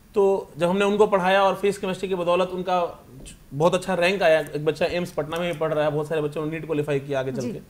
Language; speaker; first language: Hindi; native; Hindi